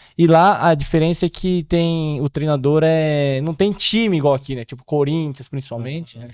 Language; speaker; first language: Portuguese; early bilingual, other home language; Korean